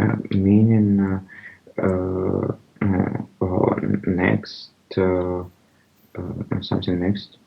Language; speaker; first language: English; non-native, learner; Russian